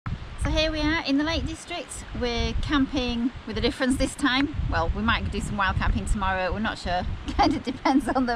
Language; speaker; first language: English; native; English